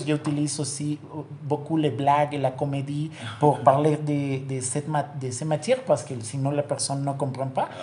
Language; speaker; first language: French; non-native, learner; Spanish